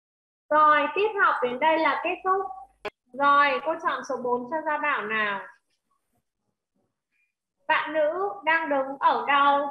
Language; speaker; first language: Vietnamese; native; Vietnamese